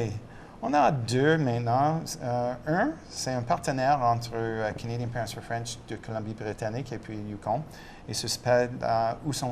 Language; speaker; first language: French; non-native, local second language; English